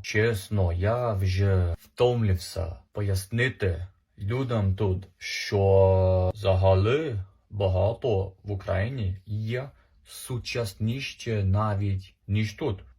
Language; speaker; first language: Ukrainian; non-native, fluent; English